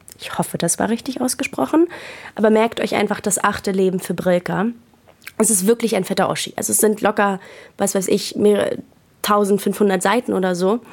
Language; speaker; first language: German; native; German